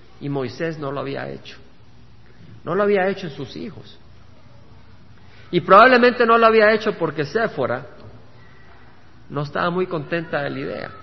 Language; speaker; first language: Spanish; native; Spanish